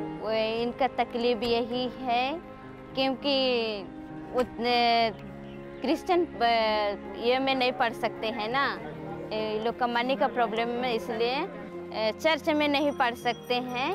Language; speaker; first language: Hindi; non-native, local second language; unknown